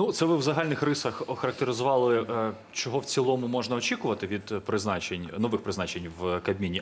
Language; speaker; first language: Ukrainian; native; Ukrainian